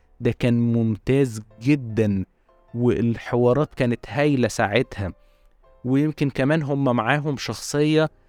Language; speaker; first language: Arabic; native; Arabic